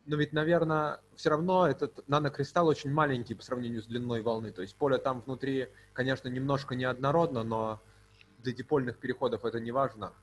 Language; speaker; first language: Russian; native; Russian